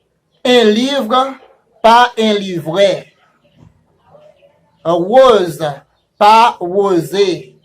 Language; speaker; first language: French; non-native, fluent; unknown